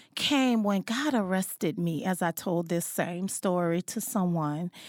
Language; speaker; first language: English; native; English